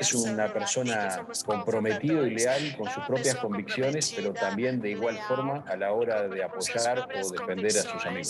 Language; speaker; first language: Spanish; native; Spanish